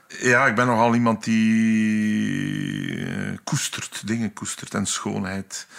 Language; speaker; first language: Dutch; native; Dutch